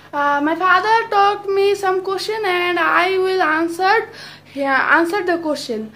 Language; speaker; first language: English; non-native, learner; Bangla